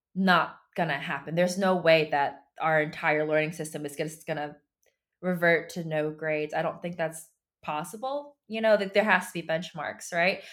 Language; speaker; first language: English; early bilingual, other home language; Chinese